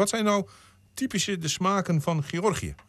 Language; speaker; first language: Dutch; native; Dutch